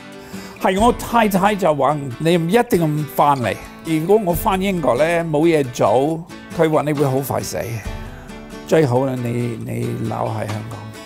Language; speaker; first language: Chinese; non-native, fluent; English